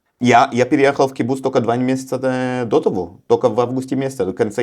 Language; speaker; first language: Russian; early bilingual, heritage; Russian